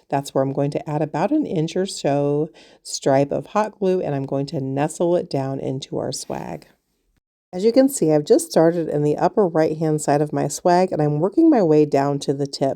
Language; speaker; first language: English; native; English